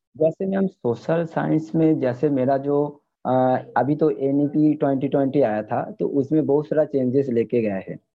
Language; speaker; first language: Hindi; non-native, local second language; Bangla